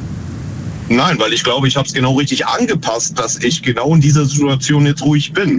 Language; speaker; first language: German; native; German